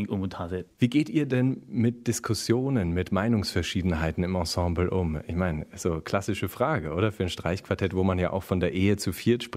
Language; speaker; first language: German; native; German